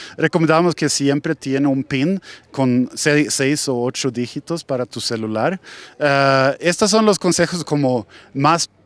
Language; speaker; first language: Spanish; non-native, fluent; Swedish